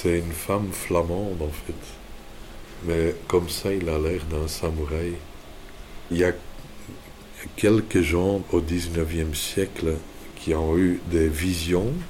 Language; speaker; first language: French; non-native, local second language; Dutch